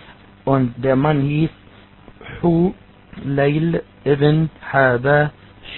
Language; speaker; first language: German; non-native, fluent; Arabic